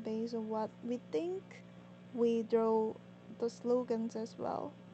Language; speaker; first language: English; non-native, learner; Korean